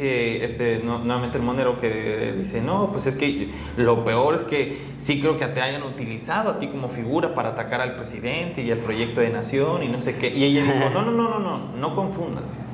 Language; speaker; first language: Spanish; native; Spanish